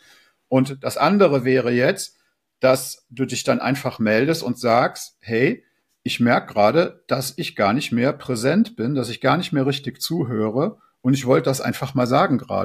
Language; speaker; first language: German; native; German